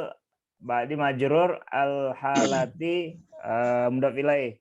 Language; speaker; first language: Arabic; non-native, learner; Indonesian